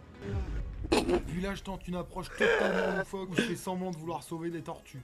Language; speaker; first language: French; native; French